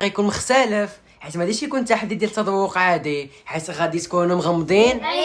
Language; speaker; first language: Arabic; native; Arabic